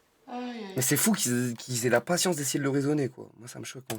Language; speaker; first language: French; native; French